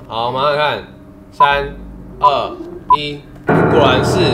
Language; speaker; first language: Chinese; native; Chinese